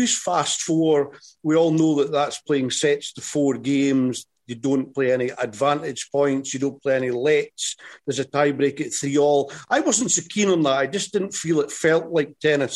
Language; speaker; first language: English; native; English